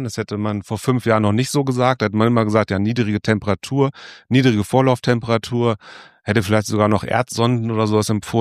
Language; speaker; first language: German; native; German